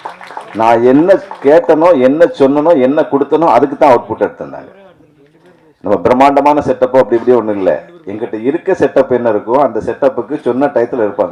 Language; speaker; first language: Tamil; native; Tamil